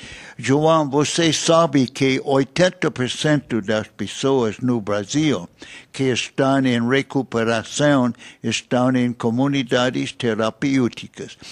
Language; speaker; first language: Portuguese; non-native, learner; English